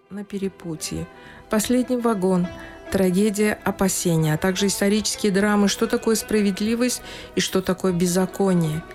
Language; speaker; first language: Russian; non-native, local second language; Tajik